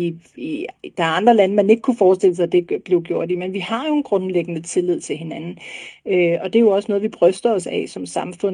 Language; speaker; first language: Danish; native; Danish